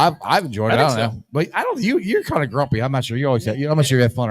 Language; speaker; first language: English; native; English